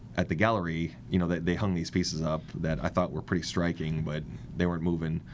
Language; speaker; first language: English; native; English